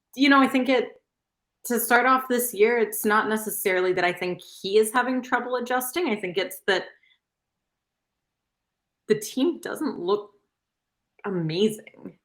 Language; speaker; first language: English; native; English